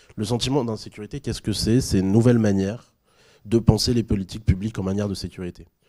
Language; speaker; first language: French; native; French